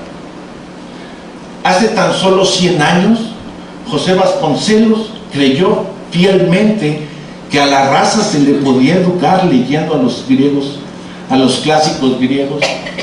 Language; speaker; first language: Spanish; native; Spanish